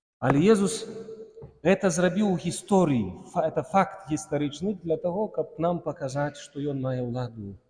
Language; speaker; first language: Belarusian; non-native, local second language; Russian